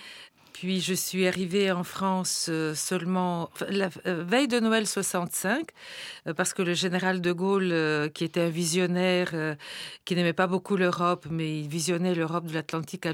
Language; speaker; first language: French; non-native, fluent; Bulgarian